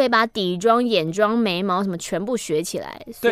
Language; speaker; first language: Chinese; native; Chinese